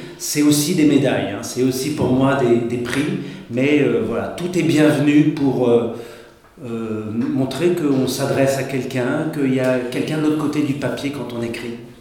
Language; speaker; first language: French; native; French